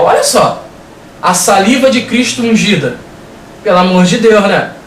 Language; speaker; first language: Portuguese; native; Portuguese